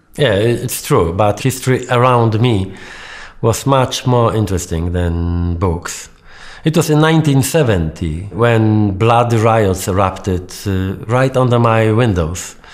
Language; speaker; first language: English; non-native, fluent; Polish